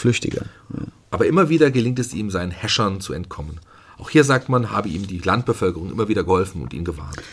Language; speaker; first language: German; native; German